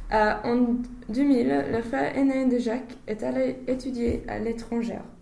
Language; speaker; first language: French; non-native, learner; English